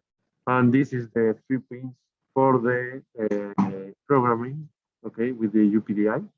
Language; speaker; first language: English; non-native, learner; Spanish